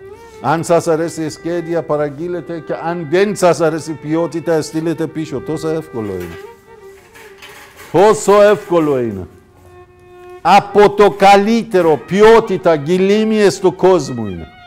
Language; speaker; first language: Greek; non-native, learner; Persian